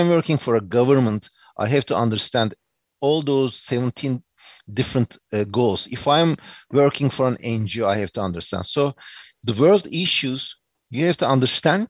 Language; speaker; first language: English; non-native, fluent; Turkish